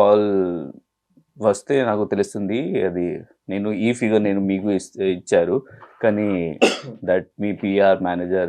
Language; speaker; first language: Telugu; non-native, learner; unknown